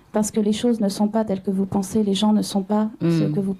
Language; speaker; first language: French; native; French